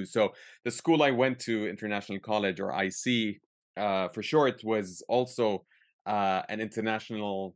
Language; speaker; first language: English; early bilingual, other home language; Arabic